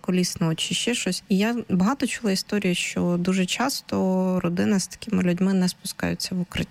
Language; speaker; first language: Ukrainian; native; Ukrainian